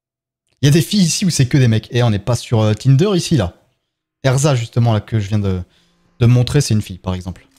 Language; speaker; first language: French; native; French